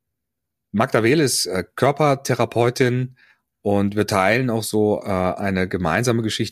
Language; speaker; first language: German; native; German